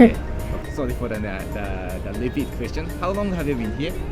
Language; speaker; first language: English; non-native, learner; Japanese